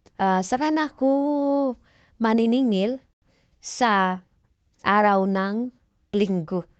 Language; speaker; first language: Filipino; non-native, local second language; Cebuano